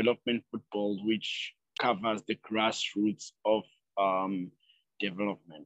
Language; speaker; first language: English; non-native, local second language; Zulu